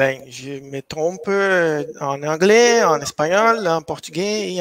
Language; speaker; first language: French; non-native, fluent; Portuguese